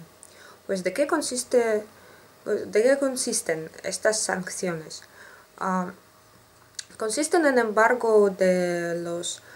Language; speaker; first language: Spanish; non-native, learner; Russian